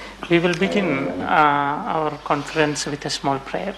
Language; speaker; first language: English; non-native, local second language; Malayalam